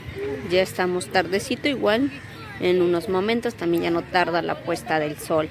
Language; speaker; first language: Spanish; native; Spanish